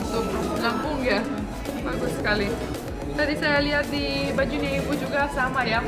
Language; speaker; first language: Indonesian; non-native, fluent; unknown